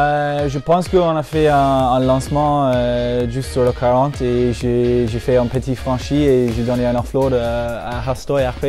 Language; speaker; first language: French; non-native, fluent; English